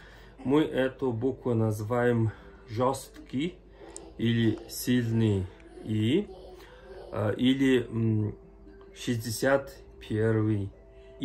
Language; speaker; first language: Russian; non-native, learner; Mongolian